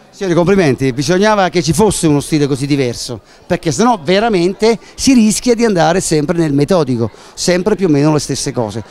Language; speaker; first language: Italian; native; Italian